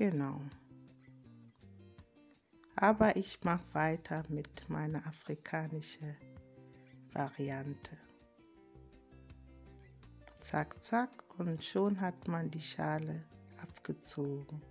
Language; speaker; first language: German; non-native, fluent; Akan